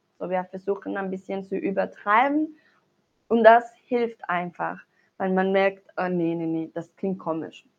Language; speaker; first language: German; non-native, learner; Spanish